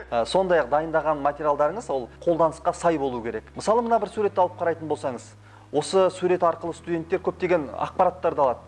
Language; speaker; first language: Kazakh; native; Kazakh